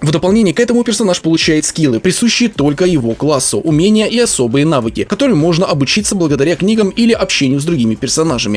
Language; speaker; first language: Russian; native; Russian